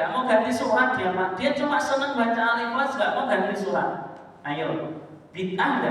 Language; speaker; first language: Indonesian; native; Indonesian